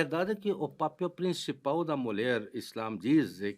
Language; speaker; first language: Portuguese; non-native, fluent; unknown